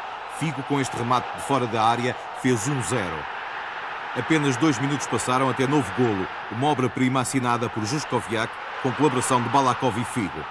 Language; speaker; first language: Portuguese; native; Portuguese